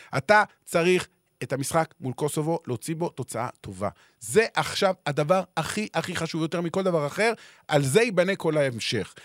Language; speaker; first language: Hebrew; native; Hebrew